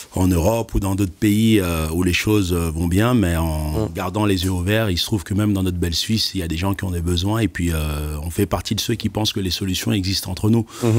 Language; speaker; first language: French; native; French